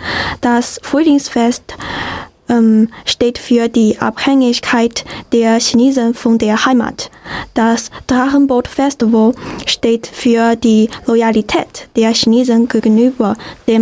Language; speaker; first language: German; non-native, learner; Chinese